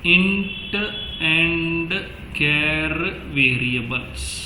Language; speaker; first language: English; non-native, local second language; Hindi